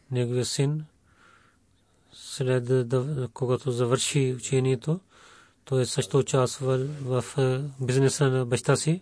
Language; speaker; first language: Bulgarian; non-native, learner; Urdu